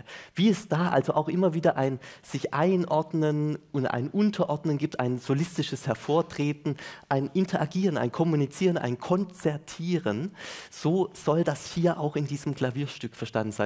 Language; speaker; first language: German; native; German